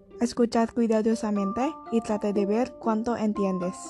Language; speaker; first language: Spanish; non-native, learner; Indonesian